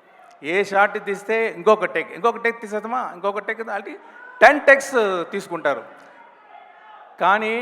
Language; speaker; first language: Telugu; non-native, local second language; Tamil